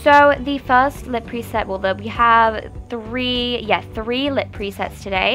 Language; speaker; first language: English; native; English